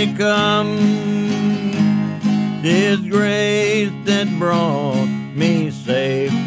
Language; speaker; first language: English; native; English